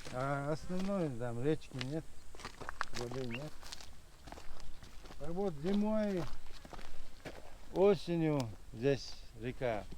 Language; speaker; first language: Russian; non-native, local second language; Chechen